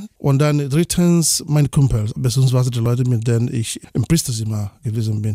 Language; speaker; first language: German; non-native, fluent; Igbo